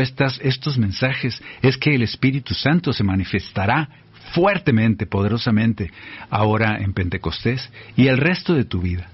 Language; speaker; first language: Spanish; native; Spanish